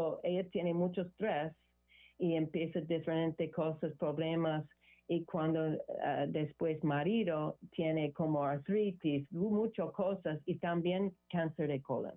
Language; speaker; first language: Spanish; non-native, learner; English